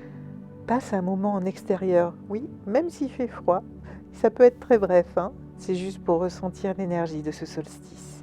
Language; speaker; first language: French; native; French